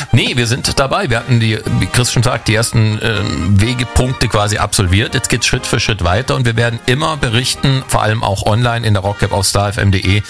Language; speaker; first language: German; native; German